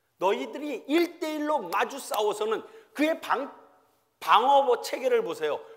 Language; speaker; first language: Korean; native; Korean